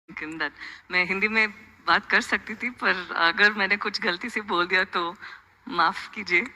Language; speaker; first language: Hindi; non-native, local second language; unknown